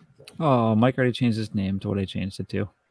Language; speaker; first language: English; native; English